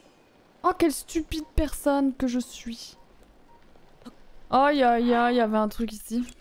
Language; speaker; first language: French; native; French